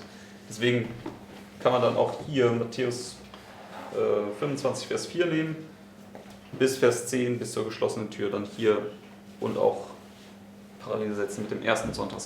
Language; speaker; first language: German; native; German